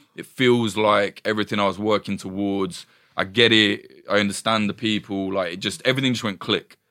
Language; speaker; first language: English; native; English